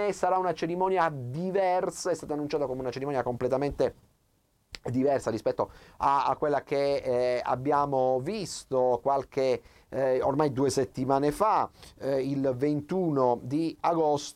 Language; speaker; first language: Italian; native; Italian